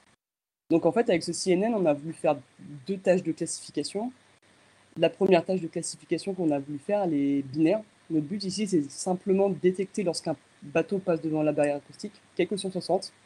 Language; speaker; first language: French; native; French